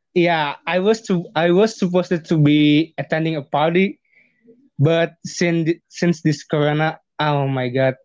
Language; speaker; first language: English; non-native, fluent; Indonesian